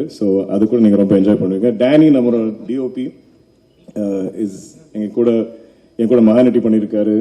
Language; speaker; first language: Tamil; non-native, local second language; Malayalam